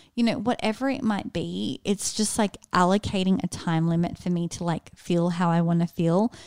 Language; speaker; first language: English; native; English